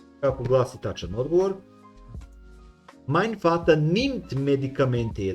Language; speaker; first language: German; non-native, fluent; Serbian